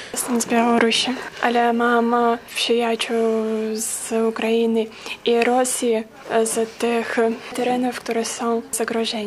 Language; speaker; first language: Polish; non-native, fluent; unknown